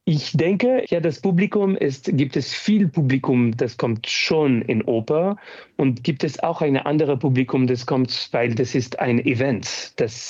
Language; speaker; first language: German; non-native, fluent; French